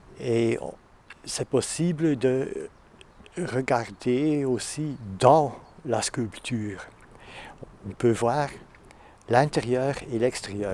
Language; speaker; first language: French; non-native, fluent; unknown